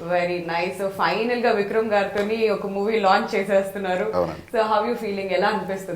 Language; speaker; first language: Telugu; native; Telugu